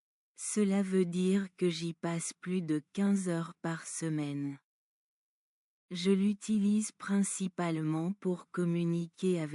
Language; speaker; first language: French; non-native, learner; Bangla